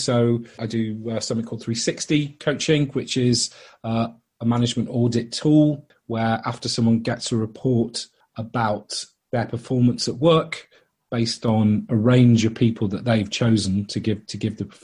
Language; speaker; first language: English; native; English